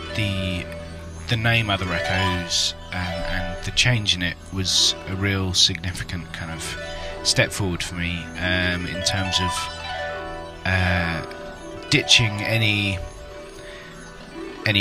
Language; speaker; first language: English; native; English